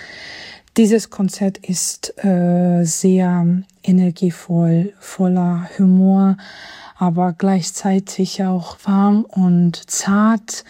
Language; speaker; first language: German; non-native, fluent; Georgian